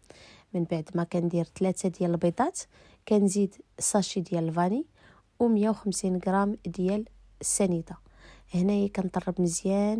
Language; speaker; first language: Arabic; native; Arabic